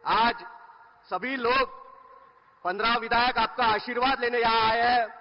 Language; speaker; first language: Hindi; non-native, local second language; Marathi